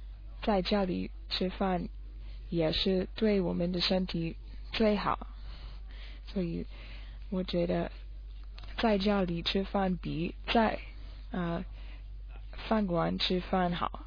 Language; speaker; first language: Chinese; non-native, learner; English